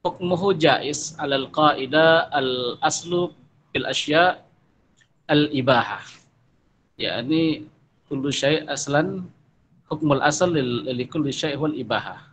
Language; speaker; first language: Arabic; non-native, fluent; Indonesian